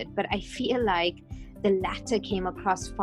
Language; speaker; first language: English; native; English